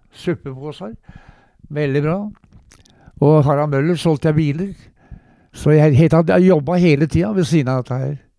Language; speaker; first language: Norwegian; native; Norwegian